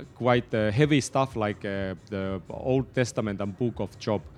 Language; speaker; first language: English; non-native, fluent; Finnish